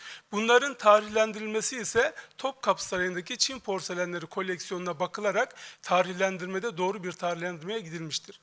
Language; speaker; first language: Turkish; native; Turkish